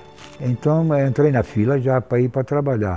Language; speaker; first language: Portuguese; non-native, fluent; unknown